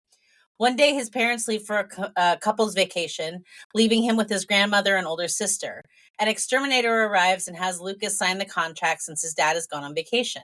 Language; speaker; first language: English; native; English